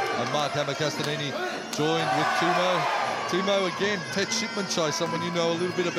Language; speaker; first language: English; native; English